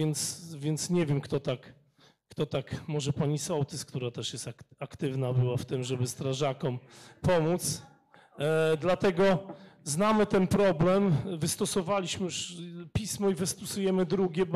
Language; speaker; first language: Polish; native; Polish